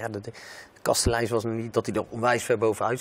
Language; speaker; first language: Dutch; native; Dutch